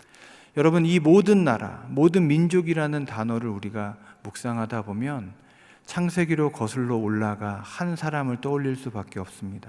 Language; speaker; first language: Korean; native; Korean